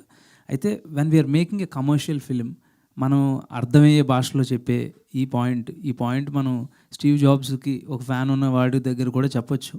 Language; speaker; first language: Telugu; native; Telugu